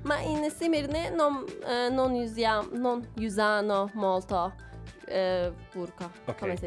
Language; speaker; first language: Italian; non-native, learner; Turkish